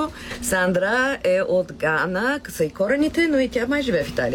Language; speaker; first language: Bulgarian; native; Bulgarian